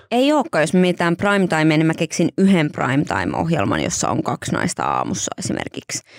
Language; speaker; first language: Finnish; native; Finnish